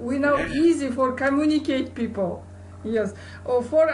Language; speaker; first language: English; non-native, learner; Kazakh